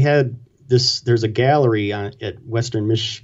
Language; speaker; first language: English; native; English